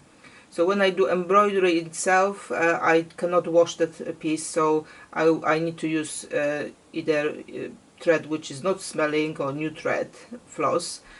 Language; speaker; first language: English; non-native, fluent; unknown